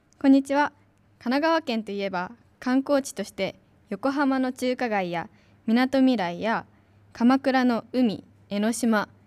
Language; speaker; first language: Japanese; native; Japanese